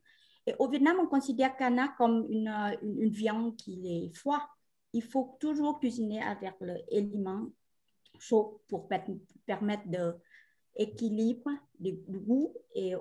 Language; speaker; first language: French; non-native, fluent; Vietnamese